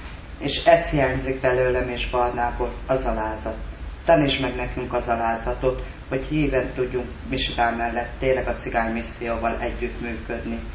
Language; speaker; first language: Hungarian; native; Hungarian